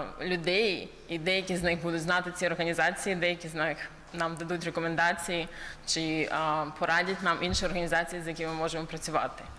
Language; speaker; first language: Ukrainian; early bilingual, heritage; Ukrainian